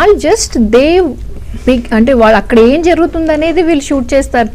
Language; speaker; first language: Telugu; native; Telugu